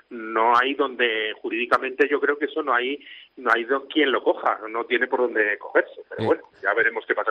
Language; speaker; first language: Spanish; native; Spanish